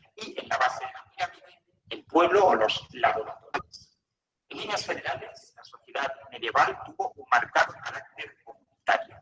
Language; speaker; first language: Spanish; native; Spanish